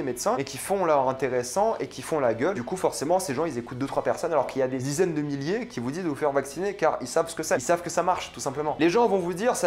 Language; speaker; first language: French; native; French